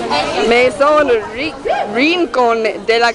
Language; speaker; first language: Spanish; non-native, learner; English